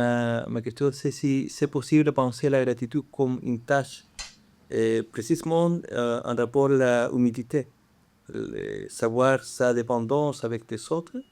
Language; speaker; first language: French; non-native, fluent; Spanish